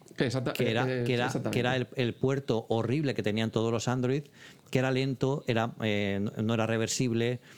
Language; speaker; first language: Spanish; native; Spanish